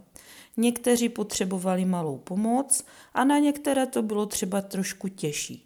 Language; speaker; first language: Czech; native; Czech